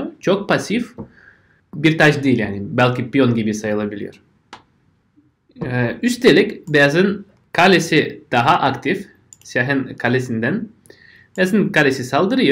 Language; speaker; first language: Turkish; non-native, fluent; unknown